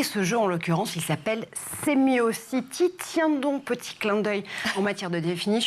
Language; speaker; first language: French; native; French